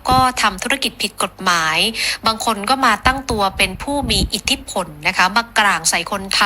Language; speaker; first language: Thai; native; Thai